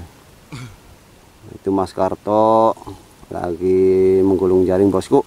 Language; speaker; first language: Indonesian; native; Indonesian